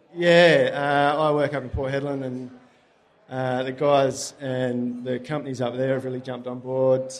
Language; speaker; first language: English; native; English